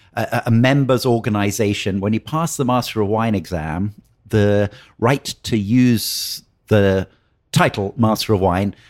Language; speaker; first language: English; native; English